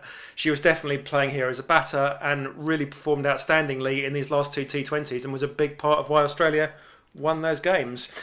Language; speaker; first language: English; native; English